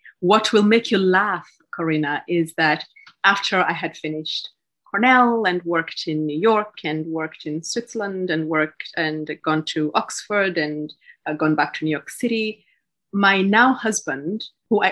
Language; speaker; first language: English; non-native, local second language; Gusii